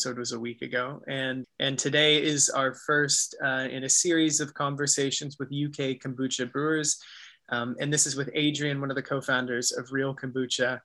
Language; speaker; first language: English; native; English